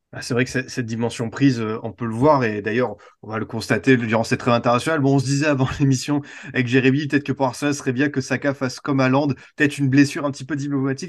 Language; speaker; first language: French; native; French